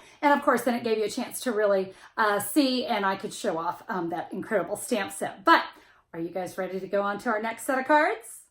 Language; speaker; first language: English; native; English